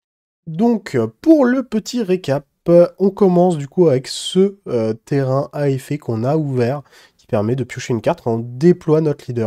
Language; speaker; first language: French; native; French